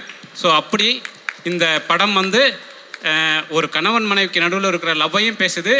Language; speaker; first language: Tamil; native; Tamil